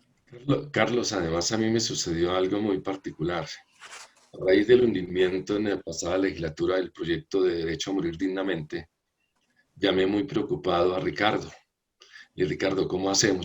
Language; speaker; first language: Spanish; native; Spanish